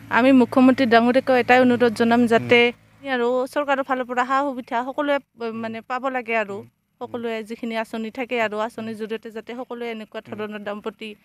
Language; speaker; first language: Assamese; native; Assamese